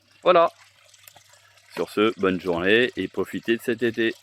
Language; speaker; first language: French; native; French